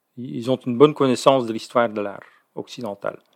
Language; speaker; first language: French; native; French